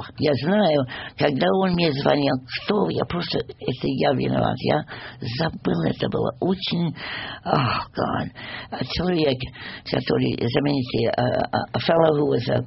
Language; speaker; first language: Russian; non-native, fluent; English